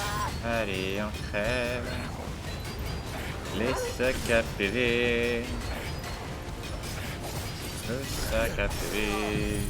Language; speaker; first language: French; native; French